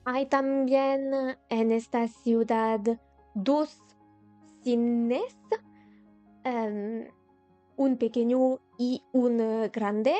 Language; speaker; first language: Spanish; non-native, learner; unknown